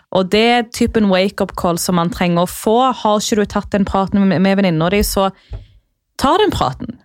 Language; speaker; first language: Norwegian; native; Norwegian